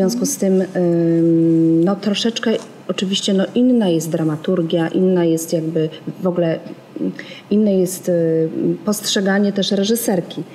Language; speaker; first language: Polish; native; Polish